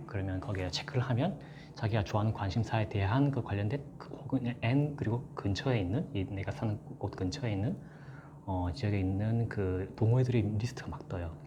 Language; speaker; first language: Korean; native; Korean